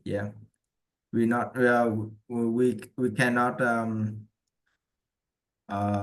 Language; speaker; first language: English; non-native, learner; Vietnamese